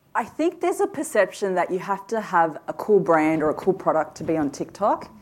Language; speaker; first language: English; early bilingual, other home language; Hindi